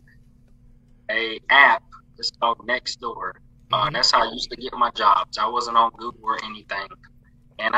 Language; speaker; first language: English; native; English